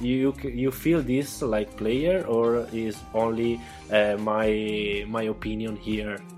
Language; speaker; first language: English; non-native, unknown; Italian